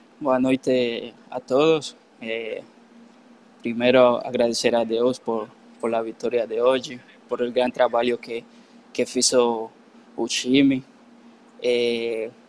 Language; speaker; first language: Portuguese; non-native, learner; Spanish